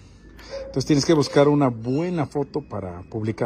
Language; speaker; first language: Spanish; native; Spanish